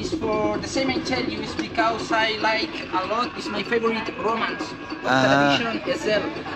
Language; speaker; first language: English; non-native, learner; Spanish